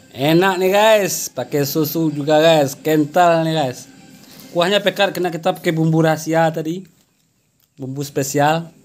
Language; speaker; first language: Malay; non-native, local second language; Minangkabau